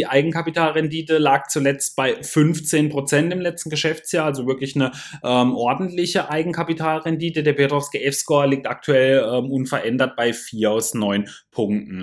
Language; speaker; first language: German; native; German